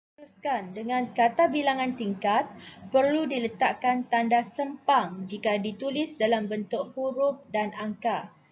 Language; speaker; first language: Malay; native; Malay